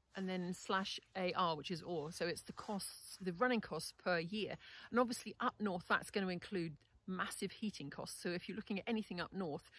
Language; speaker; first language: English; native; English